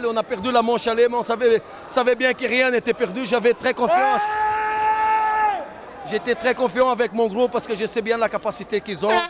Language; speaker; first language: French; non-native, fluent; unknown